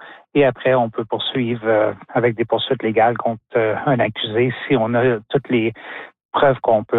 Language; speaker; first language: French; native; French